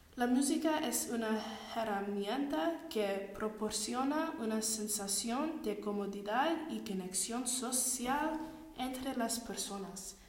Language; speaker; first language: Spanish; non-native, learner; English